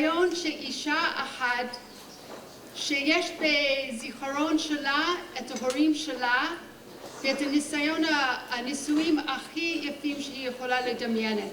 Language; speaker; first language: Hebrew; non-native, fluent; English